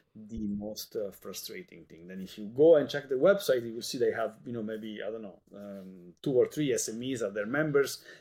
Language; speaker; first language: English; non-native, fluent; Italian